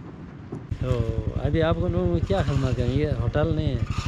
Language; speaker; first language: Hindi; non-native, local second language; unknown